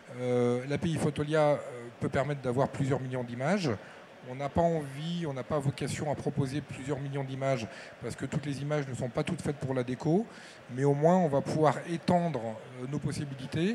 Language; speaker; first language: French; native; French